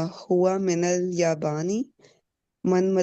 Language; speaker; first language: Arabic; non-native, learner; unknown